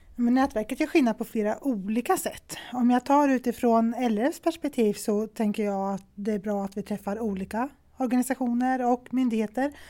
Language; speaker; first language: Swedish; native; Swedish